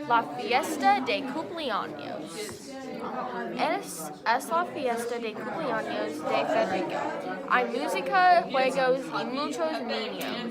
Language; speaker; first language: Spanish; non-native, learner; English